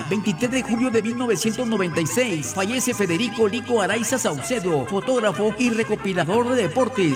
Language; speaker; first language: Spanish; native; Spanish